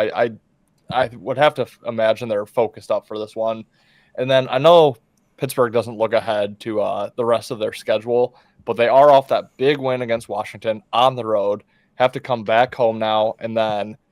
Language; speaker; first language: English; native; English